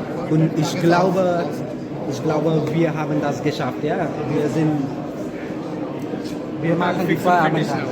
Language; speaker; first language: German; non-native, learner; Marathi